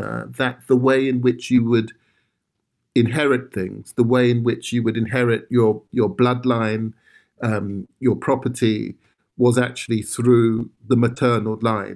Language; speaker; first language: English; native; English